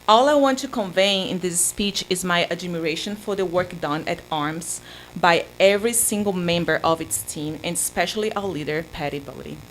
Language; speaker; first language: English; non-native, fluent; Portuguese